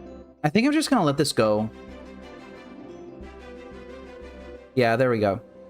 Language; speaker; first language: English; native; English